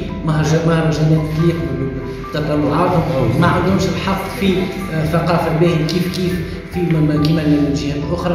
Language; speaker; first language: Arabic; native; Arabic